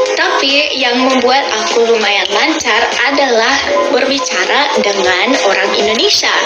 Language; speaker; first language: Indonesian; non-native, fluent; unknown